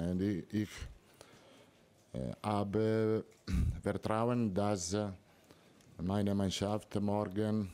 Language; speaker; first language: German; non-native, fluent; Italian